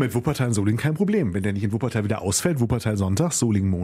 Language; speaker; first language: German; native; German